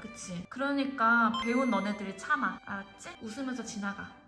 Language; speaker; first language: Korean; native; Korean